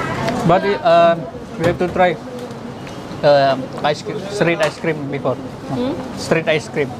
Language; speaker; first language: English; non-native, learner; Indonesian